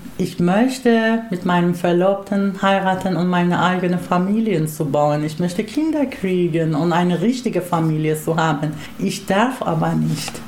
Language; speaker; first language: German; non-native, fluent; Persian